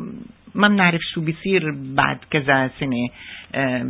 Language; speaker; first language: Arabic; native; Arabic